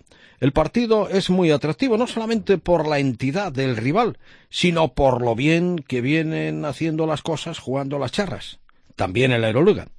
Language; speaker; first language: Spanish; native; Spanish